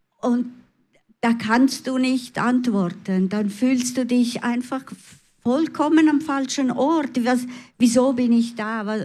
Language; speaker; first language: German; early bilingual, other home language; Italian